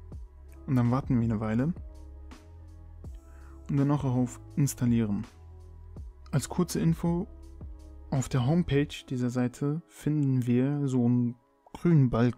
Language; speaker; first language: German; native; German